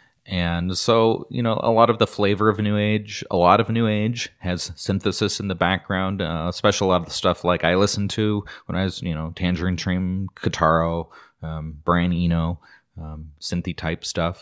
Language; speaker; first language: English; native; English